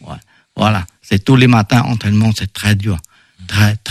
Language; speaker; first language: French; non-native, fluent; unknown